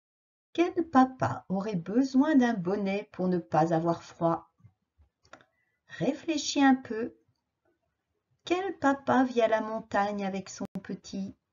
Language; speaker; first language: French; native; French